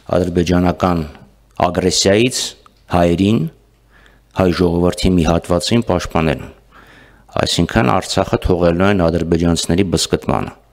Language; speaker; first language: Armenian; native; Armenian